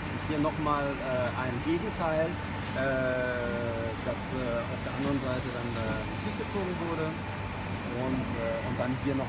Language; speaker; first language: German; non-native, local second language; French